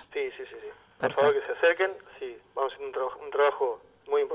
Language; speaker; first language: Spanish; native; Spanish